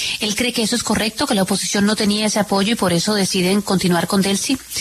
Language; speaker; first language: Spanish; native; Spanish